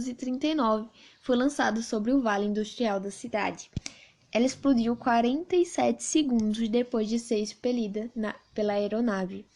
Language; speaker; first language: Portuguese; native; Portuguese